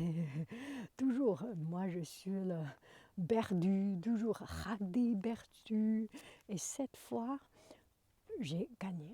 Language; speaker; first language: French; non-native, learner; Chinese